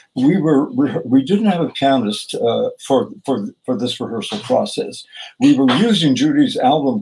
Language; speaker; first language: English; native; English